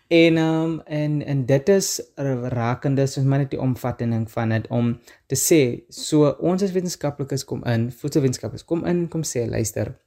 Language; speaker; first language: Afrikaans; native; Afrikaans